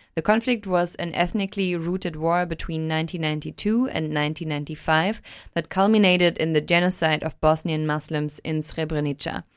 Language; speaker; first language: English; non-native, fluent; German